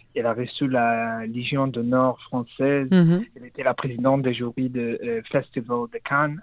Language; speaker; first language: French; non-native, learner; Hebrew